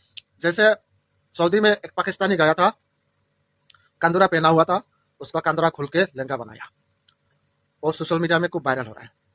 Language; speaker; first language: Hindi; non-native, local second language; Bangla